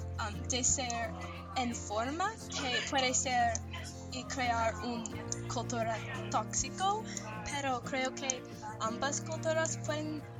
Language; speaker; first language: Spanish; non-native, learner; English